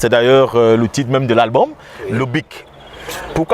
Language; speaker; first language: French; native; French